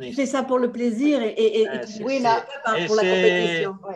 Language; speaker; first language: French; native; French